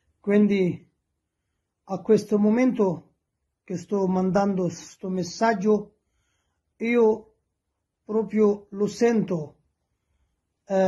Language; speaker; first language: Italian; non-native, learner; Persian